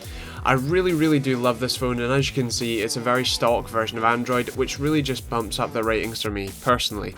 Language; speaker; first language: English; native; English